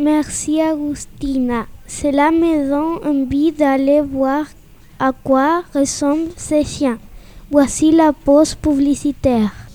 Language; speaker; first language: French; non-native, learner; Spanish